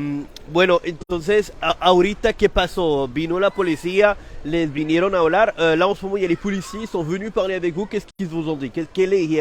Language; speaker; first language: French; native; French